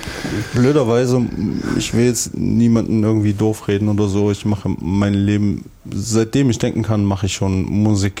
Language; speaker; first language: German; native; German